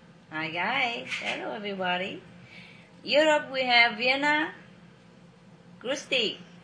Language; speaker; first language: English; non-native, fluent; Vietnamese